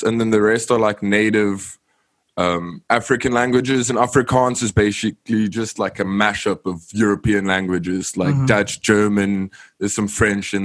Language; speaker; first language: English; non-native, local second language; Afrikaans